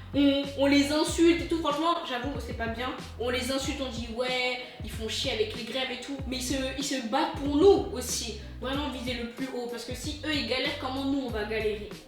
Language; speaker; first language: French; native; French